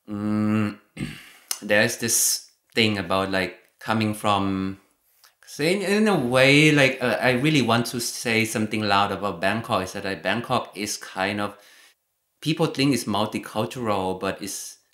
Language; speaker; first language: English; non-native, fluent; Thai